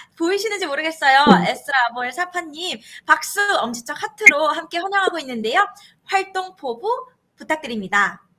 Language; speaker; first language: Korean; native; Korean